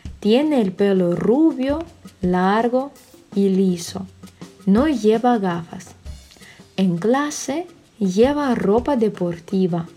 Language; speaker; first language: Spanish; non-native, fluent; Russian